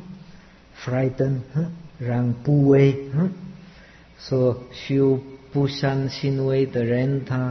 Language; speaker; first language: Chinese; non-native, fluent; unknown